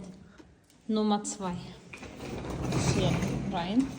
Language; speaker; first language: German; non-native, fluent; Azerbaijani